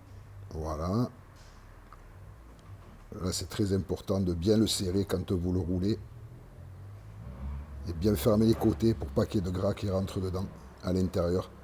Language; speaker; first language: French; native; French